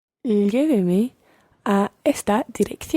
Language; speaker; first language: Spanish; non-native, learner; English